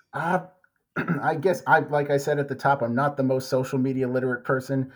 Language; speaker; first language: English; native; English